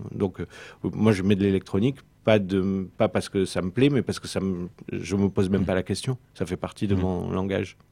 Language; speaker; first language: French; early bilingual, heritage; French